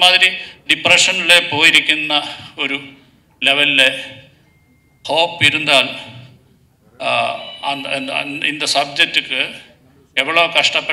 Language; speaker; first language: Tamil; non-native, learner; Malayalam